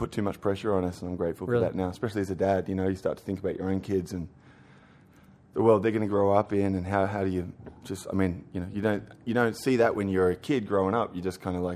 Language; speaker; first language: English; native; English